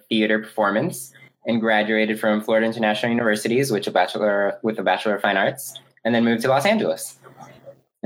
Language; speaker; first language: English; native; English